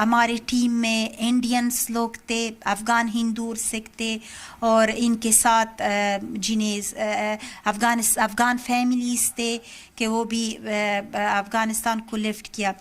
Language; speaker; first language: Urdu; non-native, learner; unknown